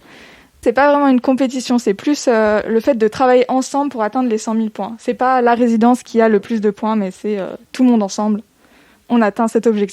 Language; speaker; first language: French; native; French